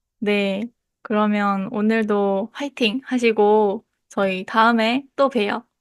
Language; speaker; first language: Korean; native; Korean